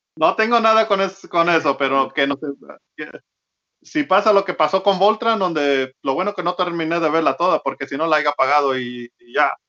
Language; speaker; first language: Spanish; early bilingual, heritage; Spanish